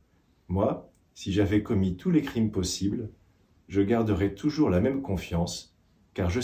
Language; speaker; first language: French; native; French